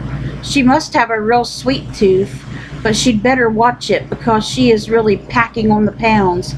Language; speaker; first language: English; native; English